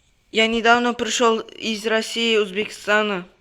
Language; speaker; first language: Russian; non-native, local second language; Uzbek